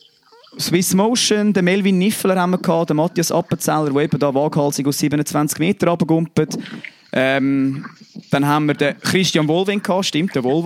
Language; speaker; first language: German; native; German